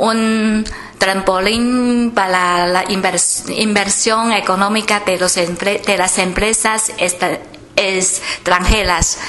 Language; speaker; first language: Spanish; non-native, fluent; Chinese